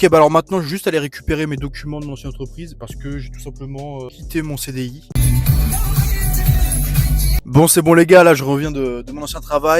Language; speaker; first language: French; native; French